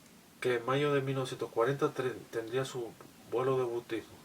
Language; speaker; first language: Spanish; native; Spanish